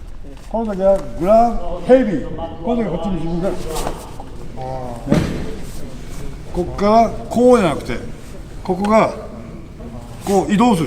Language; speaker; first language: Japanese; native; Japanese